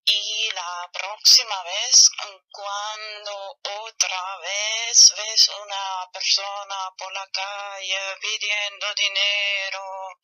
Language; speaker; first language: Spanish; non-native, fluent; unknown